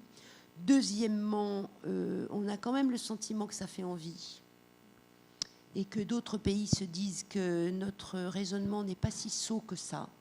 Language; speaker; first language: French; native; French